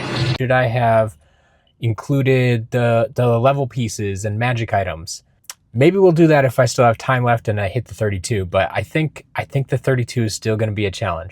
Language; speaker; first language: English; native; English